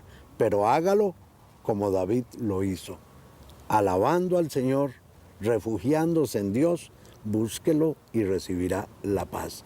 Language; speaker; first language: Spanish; native; Spanish